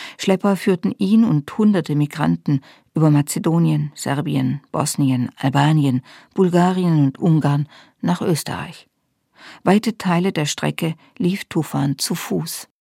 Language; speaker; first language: German; native; German